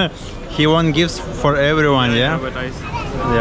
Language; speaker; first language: English; non-native, learner; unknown